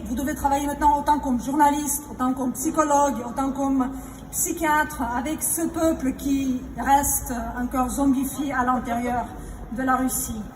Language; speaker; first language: French; non-native, fluent; Russian